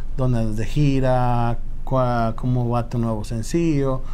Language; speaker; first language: Spanish; native; Spanish